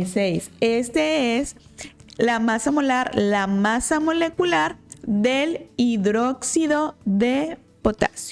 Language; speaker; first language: Spanish; native; Spanish